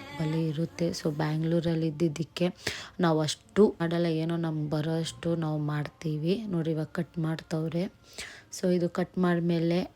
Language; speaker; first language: Kannada; non-native, local second language; Nepali